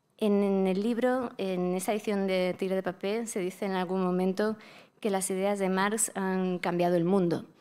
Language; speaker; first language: Spanish; native; Spanish